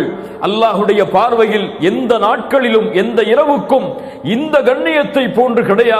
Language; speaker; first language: Tamil; native; Tamil